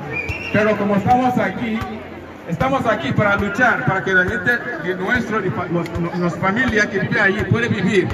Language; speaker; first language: Spanish; non-native, learner; Igbo